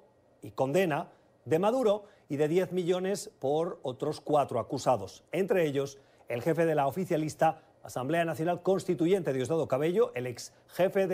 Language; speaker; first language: Spanish; native; Spanish